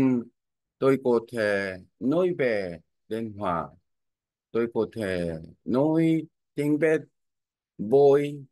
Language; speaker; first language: Vietnamese; non-native, learner; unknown